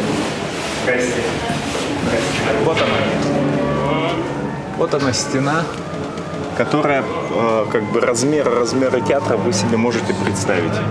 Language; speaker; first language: Russian; native; Russian